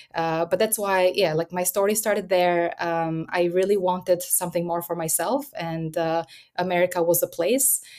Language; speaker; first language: English; early bilingual, other home language; Albanian